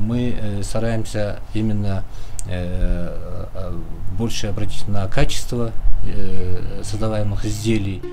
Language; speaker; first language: Russian; non-native, local second language; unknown